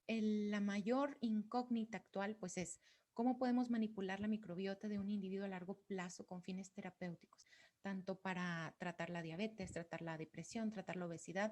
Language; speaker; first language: Spanish; native; Spanish